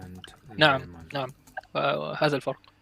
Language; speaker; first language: Arabic; non-native, learner; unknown